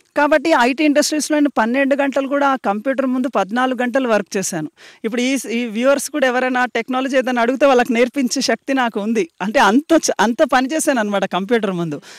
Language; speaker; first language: Telugu; native; Telugu